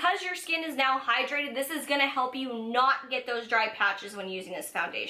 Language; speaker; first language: English; native; English